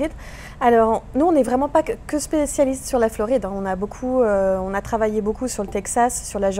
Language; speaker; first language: French; native; French